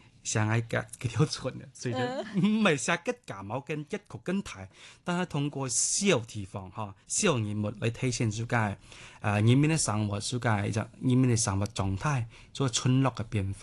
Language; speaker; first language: Cantonese; non-native, local second language; Hakka Chinese